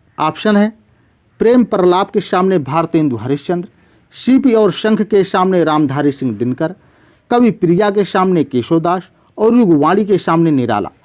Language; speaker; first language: Hindi; native; Hindi